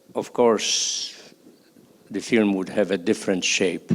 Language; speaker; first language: English; non-native, fluent; Polish